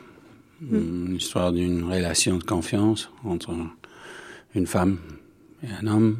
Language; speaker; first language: French; non-native, fluent; English